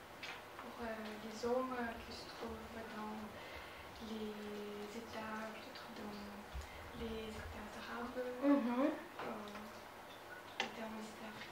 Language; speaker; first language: French; non-native, learner; Russian